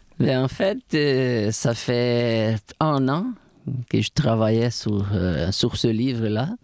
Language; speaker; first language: French; non-native, fluent; Portuguese